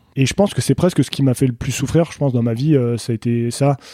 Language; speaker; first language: French; native; French